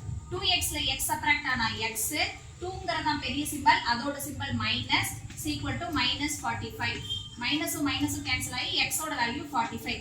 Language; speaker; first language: Tamil; native; Tamil